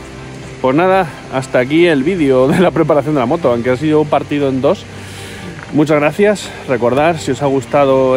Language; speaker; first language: Spanish; native; Spanish